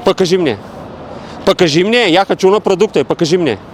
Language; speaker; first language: Russian; non-native, learner; Bulgarian